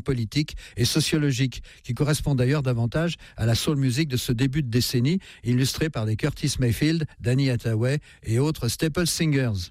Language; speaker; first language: French; native; French